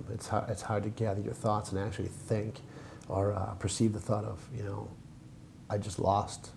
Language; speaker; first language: English; native; English